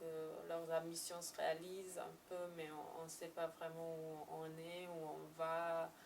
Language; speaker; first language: French; non-native, fluent; Serbian